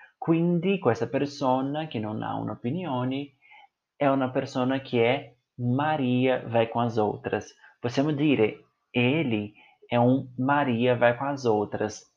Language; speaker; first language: Italian; non-native, fluent; Portuguese